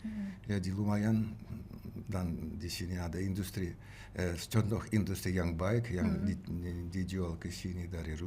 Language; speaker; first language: Indonesian; non-native, learner; Russian